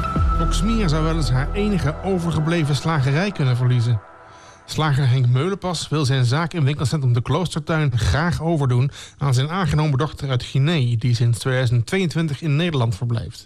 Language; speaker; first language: Dutch; native; Dutch